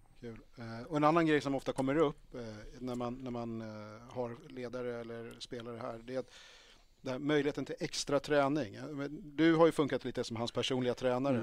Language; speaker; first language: Swedish; native; Swedish